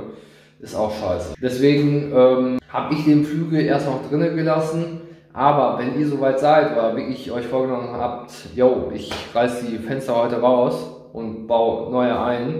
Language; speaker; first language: German; native; German